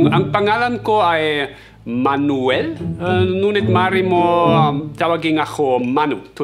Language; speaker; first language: Filipino; non-native, learner; German